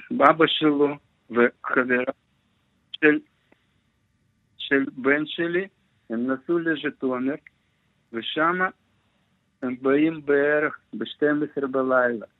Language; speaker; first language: Hebrew; non-native, learner; Russian